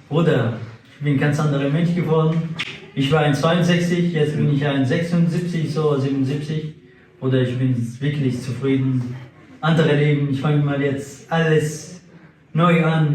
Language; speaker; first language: German; non-native, fluent; Arabic